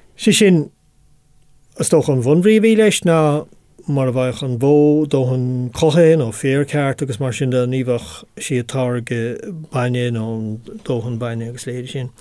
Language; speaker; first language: Irish; non-native, local second language; English